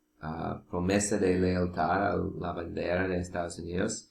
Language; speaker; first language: Spanish; non-native, learner; English